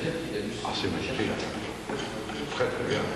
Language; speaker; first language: French; native; French